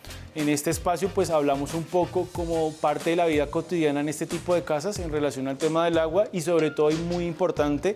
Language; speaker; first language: Spanish; native; Spanish